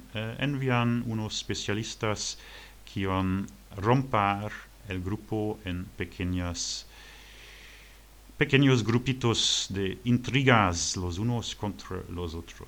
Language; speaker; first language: Spanish; non-native, learner; French